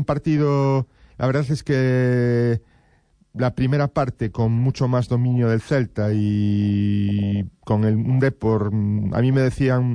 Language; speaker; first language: Spanish; native; Spanish